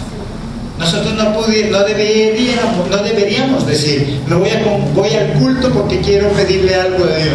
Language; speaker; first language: Spanish; native; Spanish